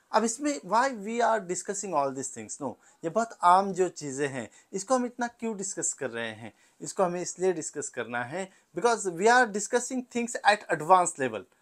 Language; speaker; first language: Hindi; non-native, local second language; Marathi